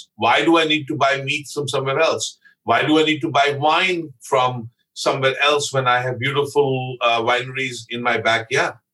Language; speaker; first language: English; non-native, local second language; Punjabi